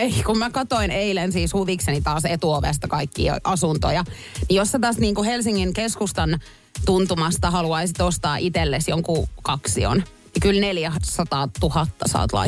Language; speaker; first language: Finnish; native; Finnish